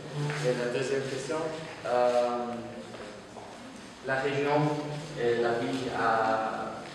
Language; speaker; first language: French; non-native, learner; Portuguese